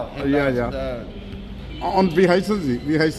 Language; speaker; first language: German; non-native, learner; Urdu